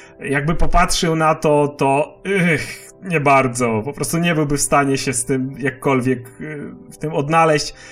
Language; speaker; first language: Polish; native; Polish